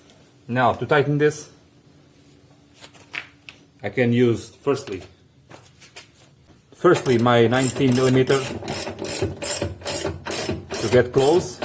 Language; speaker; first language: English; non-native, fluent; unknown